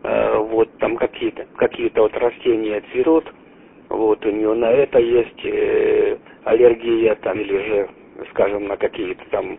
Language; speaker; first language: Russian; native; Russian